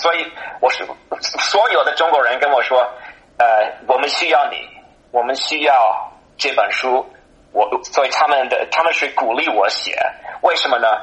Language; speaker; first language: Chinese; non-native, fluent; English